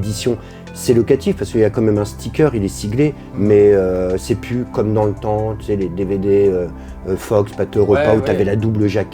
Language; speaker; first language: French; native; French